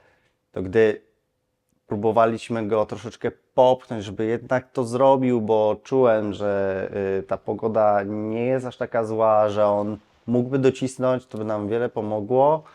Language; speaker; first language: Polish; native; Polish